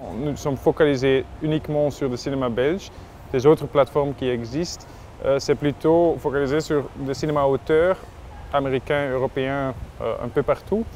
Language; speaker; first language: French; non-native, local second language; Dutch